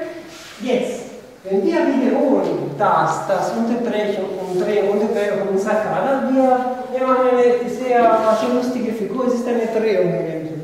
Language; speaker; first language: German; non-native, fluent; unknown